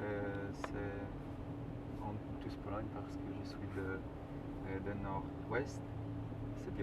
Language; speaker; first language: French; non-native, learner; Polish